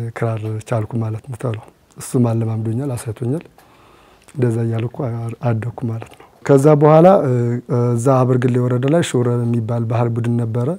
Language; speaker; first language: Amharic; native; Amharic